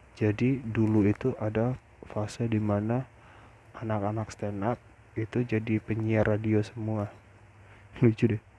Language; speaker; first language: Indonesian; non-native, local second language; Minangkabau